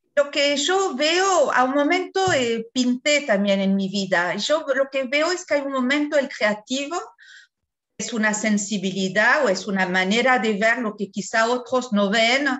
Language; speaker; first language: Spanish; non-native, fluent; French